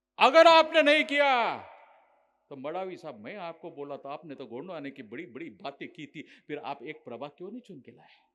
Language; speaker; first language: Hindi; non-native, local second language; Marathi